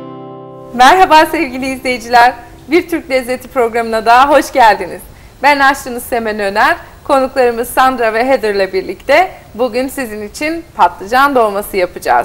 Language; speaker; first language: Turkish; native; Turkish